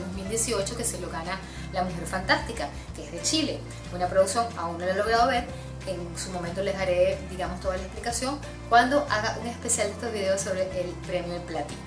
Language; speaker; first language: Spanish; native; Spanish